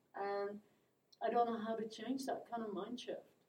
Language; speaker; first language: English; non-native, fluent; Dutch